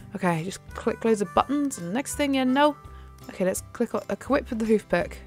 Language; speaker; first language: English; native; English